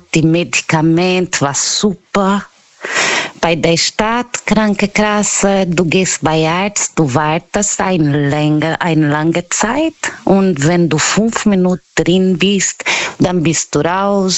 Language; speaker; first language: German; non-native, fluent; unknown